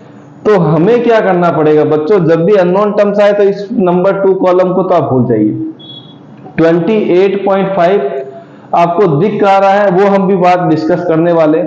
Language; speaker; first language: Hindi; native; Hindi